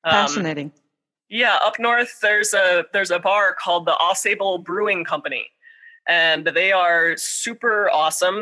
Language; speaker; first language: English; native; English